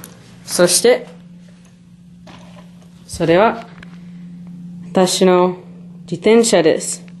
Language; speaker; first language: Japanese; non-native, learner; English